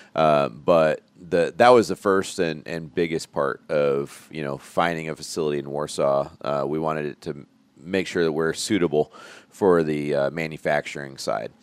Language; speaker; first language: English; native; English